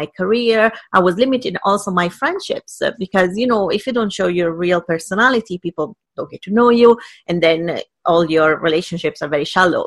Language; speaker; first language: English; non-native, fluent; Italian